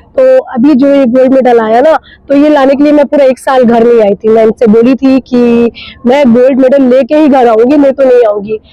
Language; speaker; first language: Hindi; native; Hindi